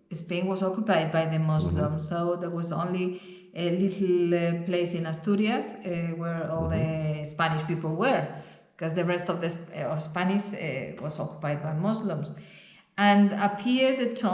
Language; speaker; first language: English; non-native, fluent; Spanish